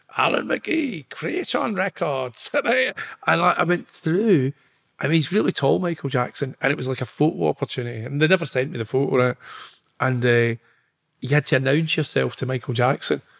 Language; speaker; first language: English; native; English